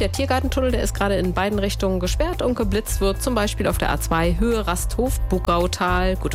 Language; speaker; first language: German; native; German